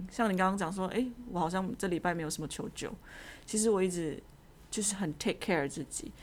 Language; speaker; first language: Chinese; native; Chinese